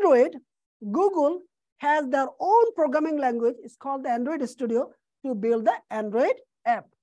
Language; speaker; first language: English; non-native, fluent; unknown